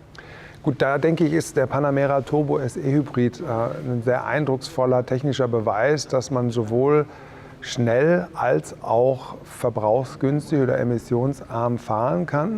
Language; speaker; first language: German; native; German